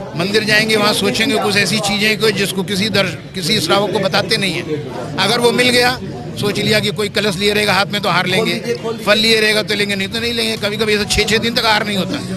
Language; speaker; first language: Hindi; native; Hindi